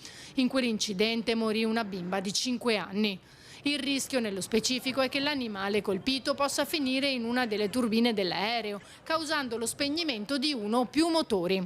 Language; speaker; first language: Italian; native; Italian